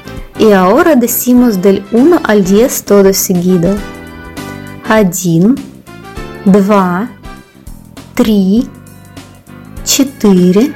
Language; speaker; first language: Spanish; non-native, fluent; Russian